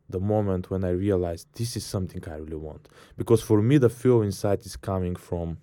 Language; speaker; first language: English; non-native, fluent; Bulgarian